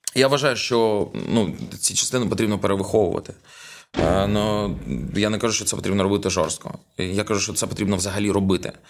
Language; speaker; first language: Ukrainian; non-native, local second language; Russian